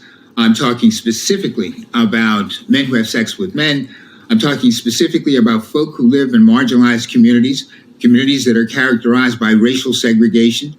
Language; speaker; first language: English; native; English